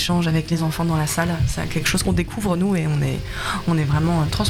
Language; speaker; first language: French; native; French